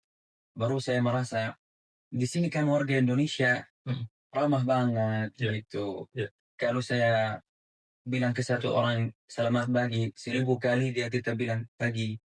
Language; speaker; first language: Indonesian; non-native, fluent; Arabic